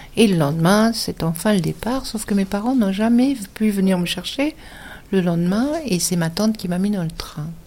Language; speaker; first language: French; non-native, fluent; German